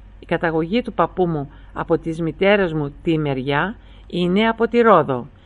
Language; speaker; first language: Greek; early bilingual, heritage; Greek